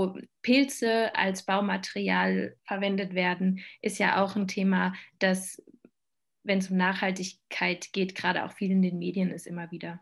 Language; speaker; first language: German; native; German